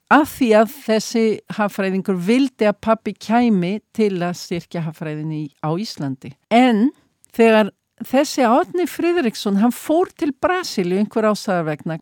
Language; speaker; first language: Icelandic; early bilingual, heritage; Icelandic